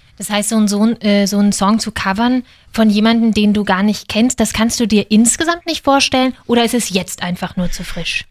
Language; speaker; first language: German; native; German